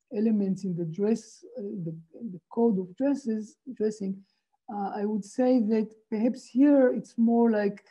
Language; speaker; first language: English; non-native, fluent; Hebrew